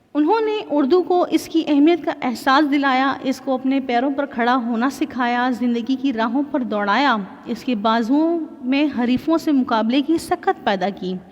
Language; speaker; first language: Urdu; non-native, local second language; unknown